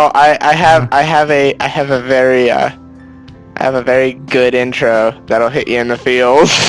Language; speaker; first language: English; native; English